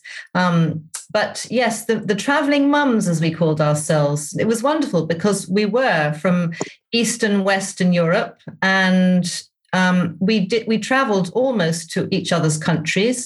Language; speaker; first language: English; native; English